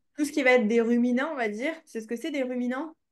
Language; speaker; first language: French; native; French